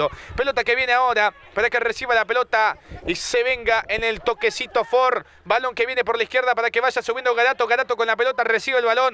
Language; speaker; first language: Spanish; native; Spanish